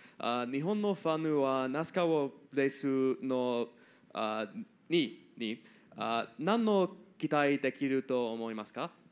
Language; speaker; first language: Japanese; non-native, learner; English